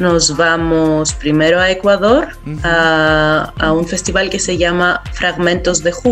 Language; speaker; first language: Spanish; non-native, fluent; Greek